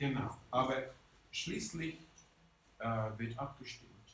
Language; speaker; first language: German; non-native, fluent; English